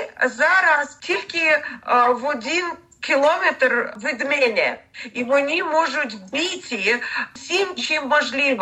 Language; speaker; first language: Ukrainian; non-native, learner; Russian